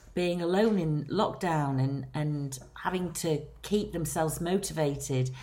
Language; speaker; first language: English; native; English